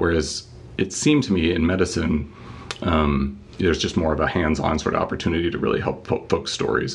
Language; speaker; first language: English; native; English